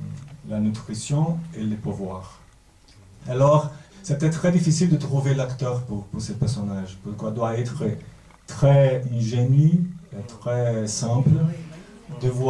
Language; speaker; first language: French; non-native, fluent; Portuguese